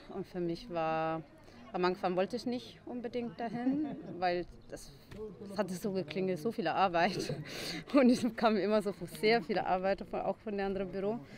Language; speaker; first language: German; non-native, fluent; Italian